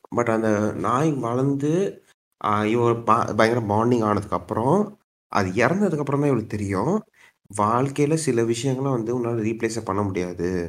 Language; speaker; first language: Tamil; native; Tamil